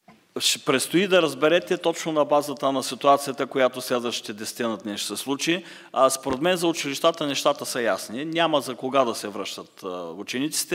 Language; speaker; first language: Bulgarian; native; Bulgarian